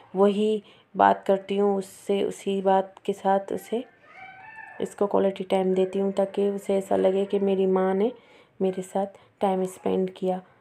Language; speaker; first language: Urdu; native; Urdu